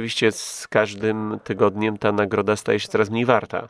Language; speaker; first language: Polish; native; Polish